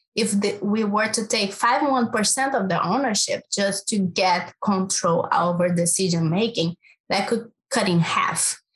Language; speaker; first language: English; non-native, fluent; Portuguese